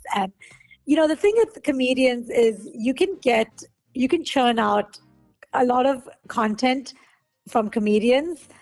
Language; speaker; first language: English; native; English